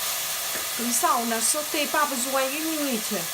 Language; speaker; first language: French; non-native, learner; Chinese